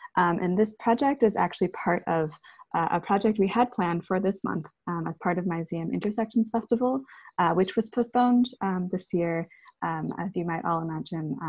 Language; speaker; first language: English; early bilingual, other home language; Chinese